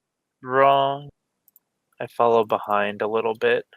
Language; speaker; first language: English; native; English